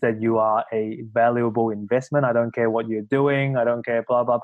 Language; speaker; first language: English; non-native, local second language; Cantonese